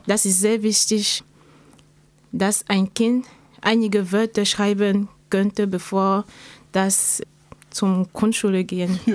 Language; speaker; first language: German; non-native, learner; French